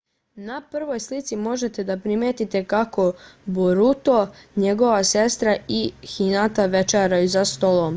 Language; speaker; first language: Bosnian; native; Bosnian